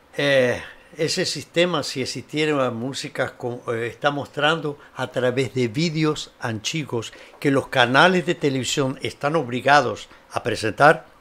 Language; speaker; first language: Portuguese; non-native, fluent; Spanish